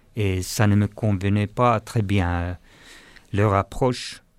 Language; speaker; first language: French; non-native, fluent; Finnish